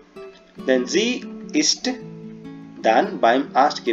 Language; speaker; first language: German; non-native, fluent; Hindi